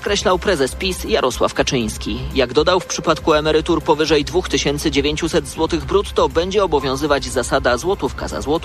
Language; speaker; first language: Polish; native; Polish